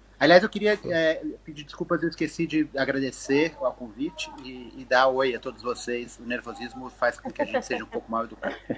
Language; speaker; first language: Portuguese; native; Portuguese